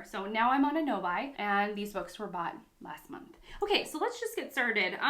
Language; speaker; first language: English; native; English